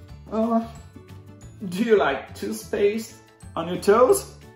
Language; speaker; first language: English; non-native, fluent; French